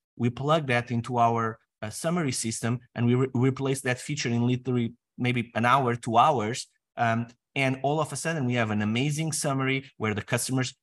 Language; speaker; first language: English; non-native, fluent; Portuguese